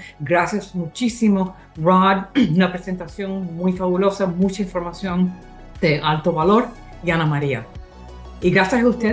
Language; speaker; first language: Spanish; early bilingual, heritage; English